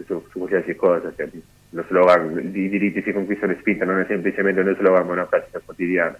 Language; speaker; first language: Italian; non-native, fluent; Spanish